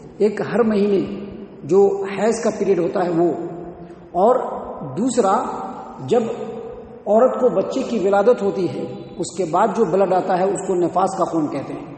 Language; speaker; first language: Urdu; native; Urdu